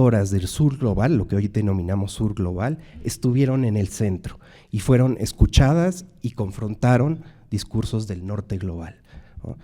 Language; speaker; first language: Spanish; native; Spanish